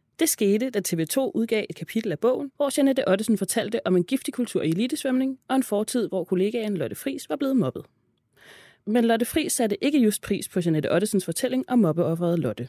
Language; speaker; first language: Danish; native; Danish